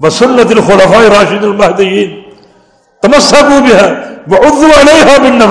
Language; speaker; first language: Urdu; native; Urdu